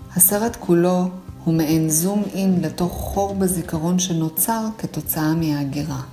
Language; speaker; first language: Hebrew; early bilingual, other home language; Persian